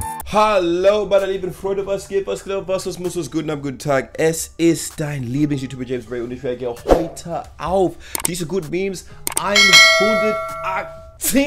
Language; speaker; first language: German; non-native, learner; English